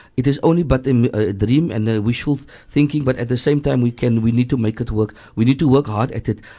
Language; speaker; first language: English; native; English